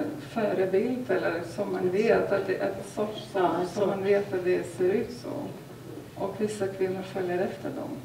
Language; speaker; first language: Swedish; non-native, fluent; Lithuanian